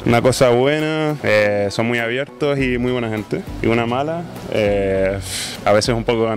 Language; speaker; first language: Spanish; native; Spanish